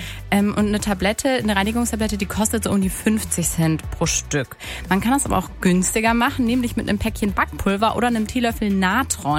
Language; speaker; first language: German; native; German